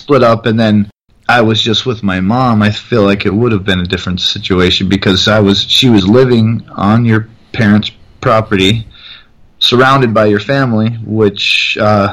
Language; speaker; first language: English; native; English